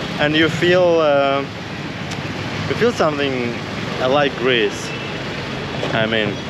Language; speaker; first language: English; non-native, fluent; Russian